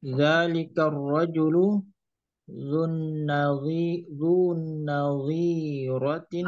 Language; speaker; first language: Arabic; non-native, learner; Indonesian